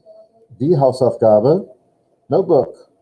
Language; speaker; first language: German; non-native, fluent; English